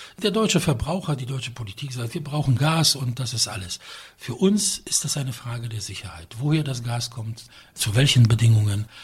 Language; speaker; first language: German; non-native, fluent; Polish